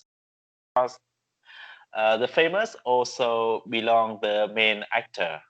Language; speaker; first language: English; non-native, learner; Vietnamese